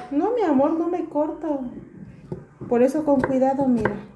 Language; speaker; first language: Spanish; native; Spanish